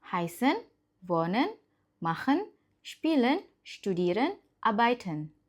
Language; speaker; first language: German; non-native, fluent; Indonesian